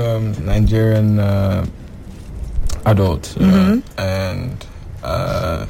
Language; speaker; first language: English; non-native, local second language; Yoruba